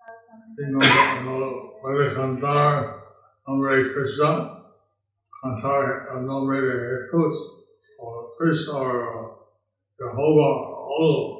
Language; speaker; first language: Spanish; non-native, learner; English